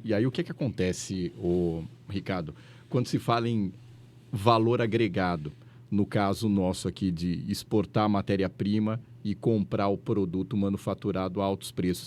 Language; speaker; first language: Portuguese; native; Portuguese